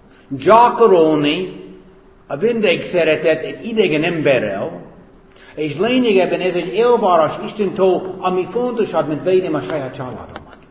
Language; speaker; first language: Hungarian; non-native, fluent; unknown